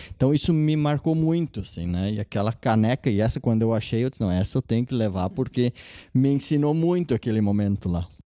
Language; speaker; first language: Portuguese; non-native, local second language; German